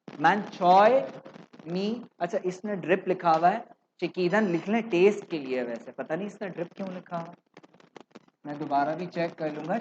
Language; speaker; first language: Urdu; native; Urdu